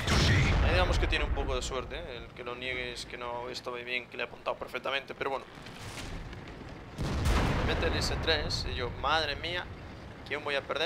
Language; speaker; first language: Spanish; native; Spanish